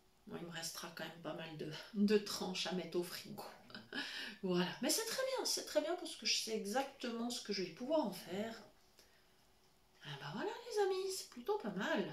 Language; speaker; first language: French; native; French